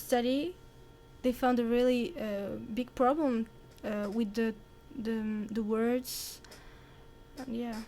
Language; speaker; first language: English; non-native, learner; Arabic